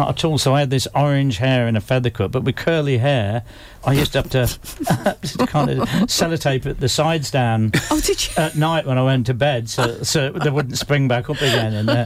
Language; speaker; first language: English; native; English